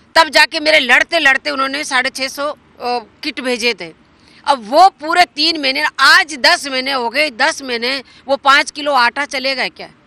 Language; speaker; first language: Hindi; native; Hindi